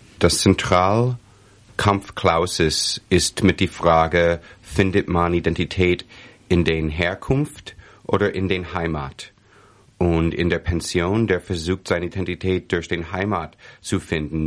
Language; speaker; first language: German; non-native, fluent; English